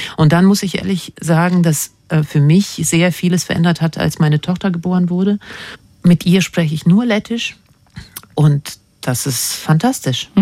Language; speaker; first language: German; non-native, fluent; Latvian